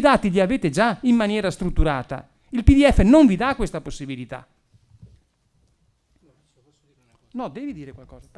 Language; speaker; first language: Italian; native; Italian